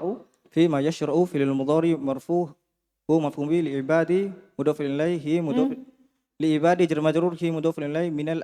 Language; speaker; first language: Arabic; non-native, learner; Indonesian